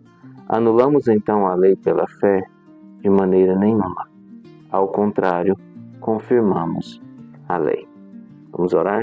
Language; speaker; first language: Portuguese; native; Portuguese